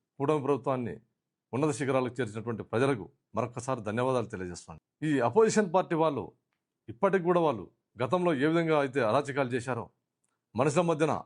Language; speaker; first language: Telugu; native; Telugu